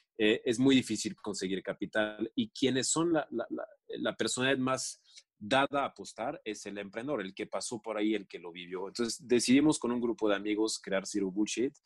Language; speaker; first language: Spanish; non-native, fluent; French